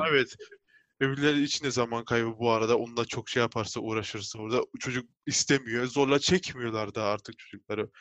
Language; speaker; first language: Turkish; early bilingual, heritage; Turkish